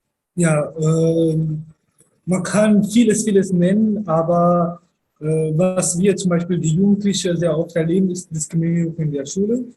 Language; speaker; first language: German; early bilingual, other home language; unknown